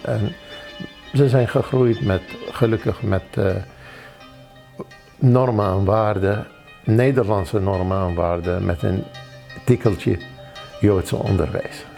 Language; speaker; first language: Dutch; non-native, fluent; Arabic